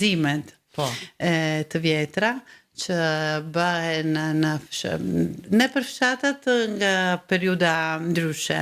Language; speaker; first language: Albanian; early bilingual, heritage; Albanian